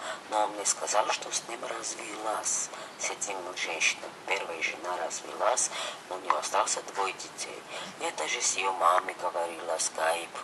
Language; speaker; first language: Russian; non-native, fluent; Georgian